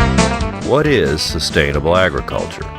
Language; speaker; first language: English; native; English